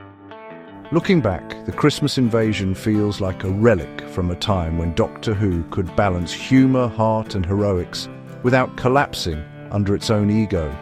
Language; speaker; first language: English; native; English